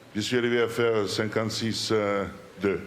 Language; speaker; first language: French; non-native, learner; Italian